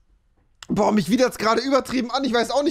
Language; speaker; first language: German; native; German